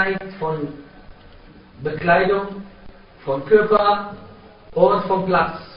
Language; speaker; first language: German; non-native, fluent; Arabic